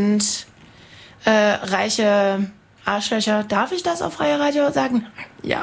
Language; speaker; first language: German; non-native, fluent; French